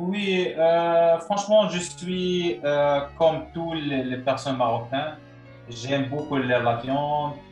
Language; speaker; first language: French; non-native, local second language; Arabic